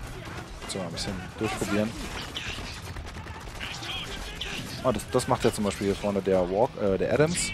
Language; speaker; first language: German; native; German